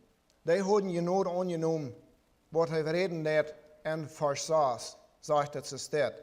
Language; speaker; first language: German; non-native, learner; Plautdietsch